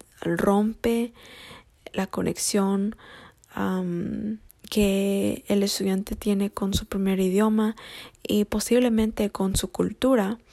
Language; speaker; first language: Spanish; early bilingual, heritage; Spanish